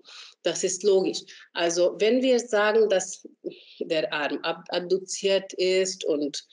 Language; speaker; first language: German; non-native, fluent; Hungarian